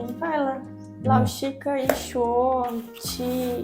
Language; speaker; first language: Chinese; non-native, learner; Portuguese